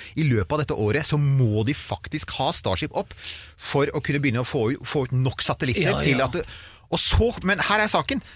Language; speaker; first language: Norwegian; native; Norwegian